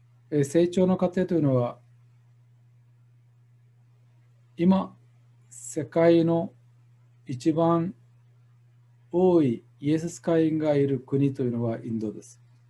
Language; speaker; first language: Japanese; non-native, fluent; Malayalam